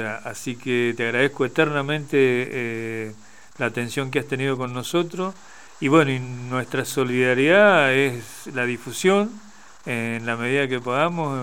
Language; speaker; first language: Spanish; native; Spanish